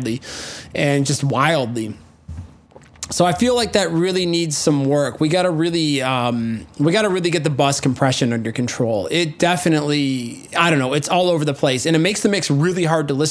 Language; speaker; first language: English; native; English